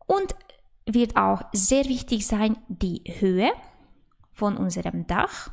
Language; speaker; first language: German; non-native, fluent; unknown